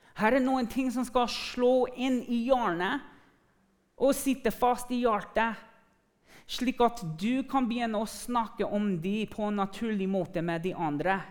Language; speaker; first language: Norwegian; early bilingual, other home language; English